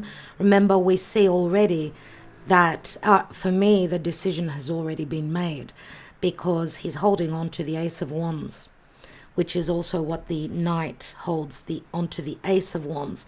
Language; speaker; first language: English; native; English